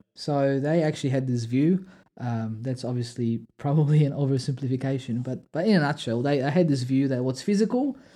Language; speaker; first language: English; non-native, fluent; Polish